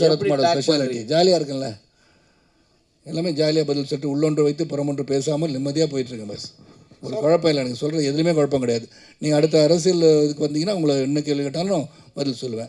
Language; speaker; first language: Tamil; native; Tamil